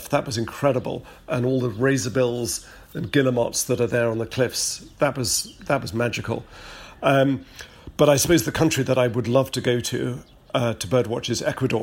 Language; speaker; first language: English; native; English